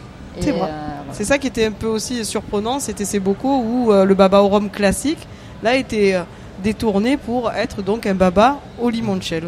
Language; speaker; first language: French; native; French